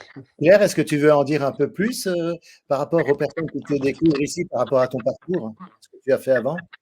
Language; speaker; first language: French; native; French